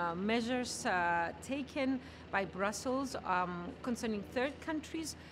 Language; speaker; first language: English; non-native, fluent; Greek